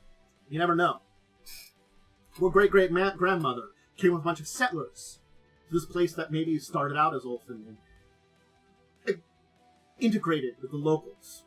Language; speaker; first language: English; native; English